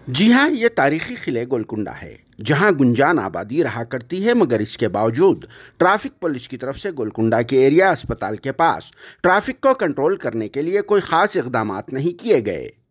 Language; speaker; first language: Hindi; non-native, local second language; Urdu